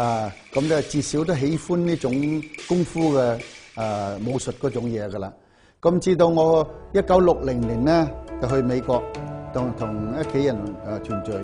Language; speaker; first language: Cantonese; native; Cantonese